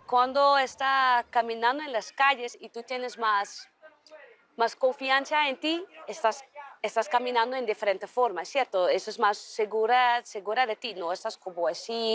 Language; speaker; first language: Spanish; non-native, learner; Dutch